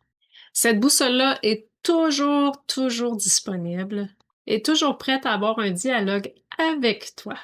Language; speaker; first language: French; native; French